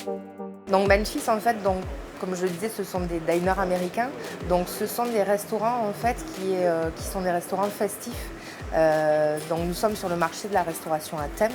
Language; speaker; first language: French; native; French